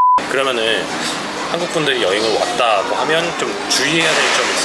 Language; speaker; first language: Korean; native; Korean